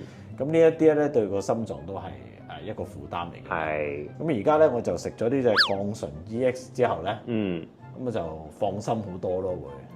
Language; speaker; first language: Cantonese; native; Cantonese